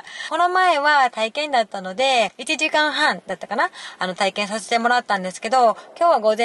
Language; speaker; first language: Japanese; native; Japanese